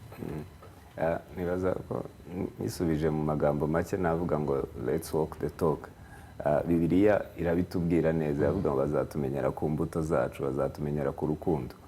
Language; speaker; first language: Kinyarwanda; native; Kinyarwanda